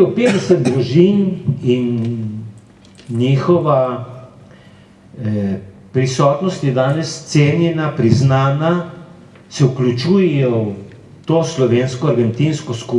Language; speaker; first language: Slovenian; early bilingual, heritage; Slovenian